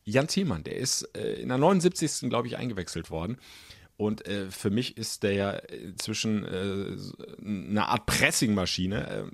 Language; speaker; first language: German; native; German